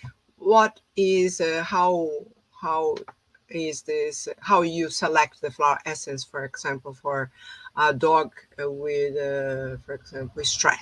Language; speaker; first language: English; non-native, fluent; Portuguese